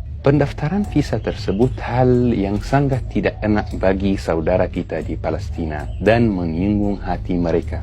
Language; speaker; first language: Indonesian; non-native, fluent; Arabic